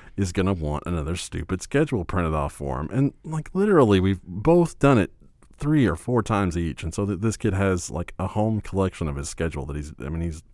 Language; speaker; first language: English; native; English